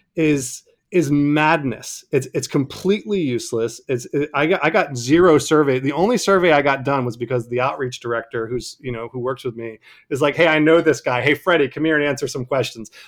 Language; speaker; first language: English; native; English